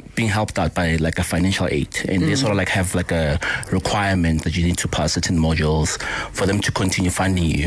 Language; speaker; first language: English; non-native, local second language; Northern Sotho